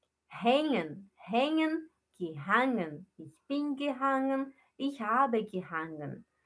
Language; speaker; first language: German; non-native, fluent; Portuguese